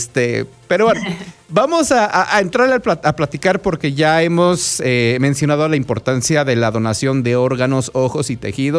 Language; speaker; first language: Spanish; native; Spanish